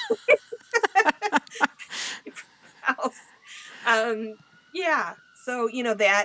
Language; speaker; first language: English; native; English